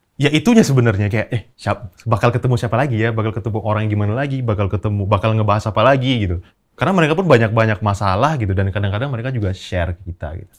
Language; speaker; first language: Indonesian; native; Indonesian